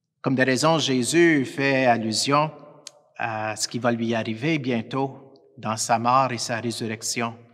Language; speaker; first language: French; native; French